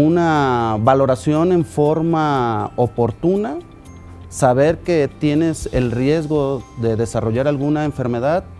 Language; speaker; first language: Spanish; native; Spanish